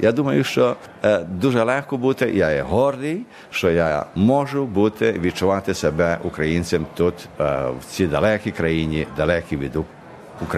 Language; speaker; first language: Ukrainian; early bilingual, heritage; Ukrainian